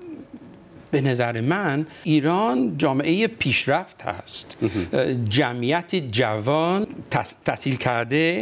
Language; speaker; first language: Persian; non-native, fluent; English